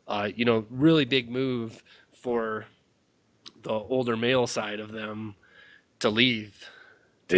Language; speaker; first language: English; native; English